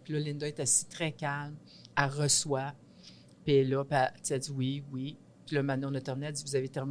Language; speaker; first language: French; native; French